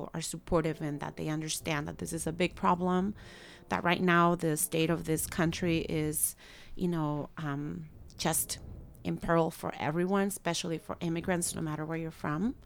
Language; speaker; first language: English; early bilingual, other home language; Spanish